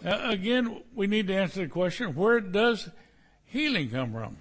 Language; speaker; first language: English; native; English